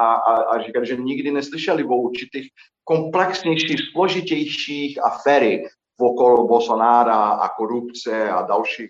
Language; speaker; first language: Czech; non-native, fluent; Portuguese